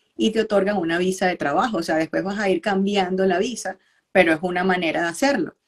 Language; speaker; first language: Spanish; native; Spanish